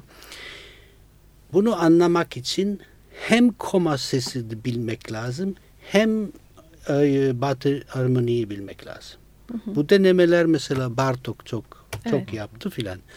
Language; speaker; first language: Turkish; non-native, fluent; Italian